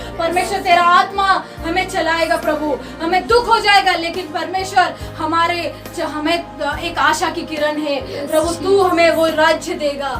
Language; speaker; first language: Hindi; non-native, local second language; Marathi